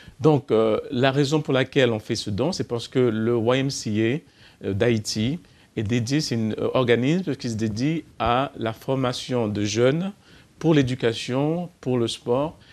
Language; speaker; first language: French; non-native, fluent; English